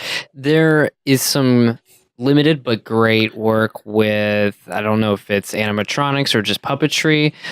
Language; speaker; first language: English; native; English